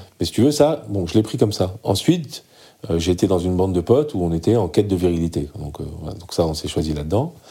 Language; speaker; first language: French; early bilingual, other home language; Arabic